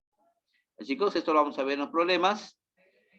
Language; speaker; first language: Spanish; native; Spanish